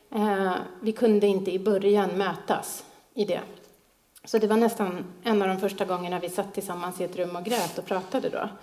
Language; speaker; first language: Swedish; native; Swedish